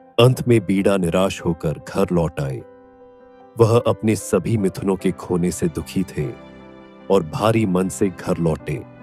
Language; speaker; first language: Hindi; non-native, local second language; Nyishi